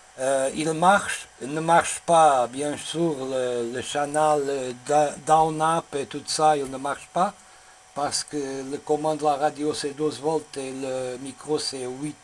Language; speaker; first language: French; non-native, learner; Portuguese